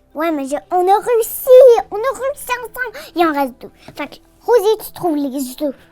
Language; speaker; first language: French; native; French